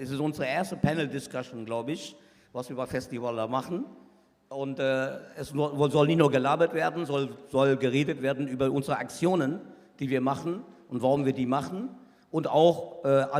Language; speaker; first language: German; non-native, fluent; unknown